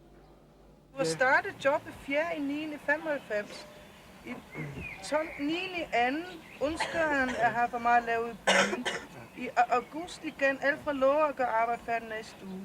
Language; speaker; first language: Danish; native; Danish